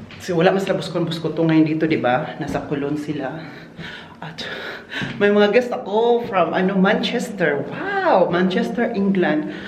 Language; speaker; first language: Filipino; non-native, local second language; Cebuano